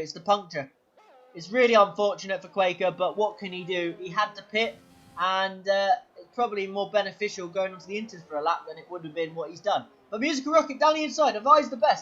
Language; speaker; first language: English; native; English